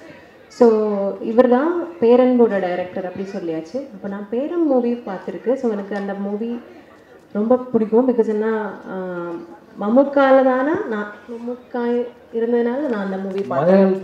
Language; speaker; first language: Tamil; non-native, learner; Malayalam